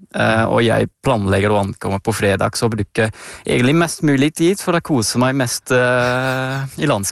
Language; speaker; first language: Norwegian; non-native, fluent; Dutch